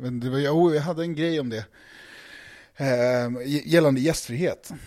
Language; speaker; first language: Swedish; native; Swedish